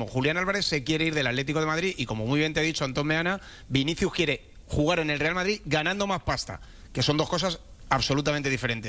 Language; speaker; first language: Spanish; native; Spanish